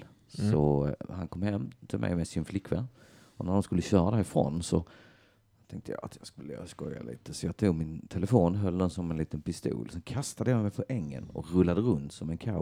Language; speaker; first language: Swedish; native; Swedish